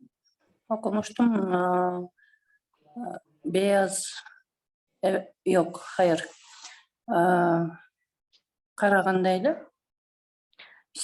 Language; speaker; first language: Turkish; non-native, learner; Kyrgyz